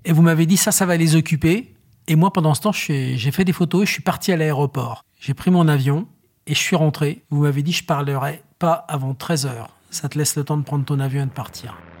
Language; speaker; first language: French; native; French